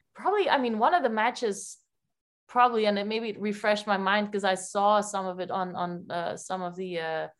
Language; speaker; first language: English; non-native, fluent; Dutch